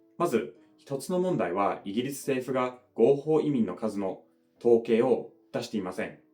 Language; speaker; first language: Japanese; non-native, fluent; English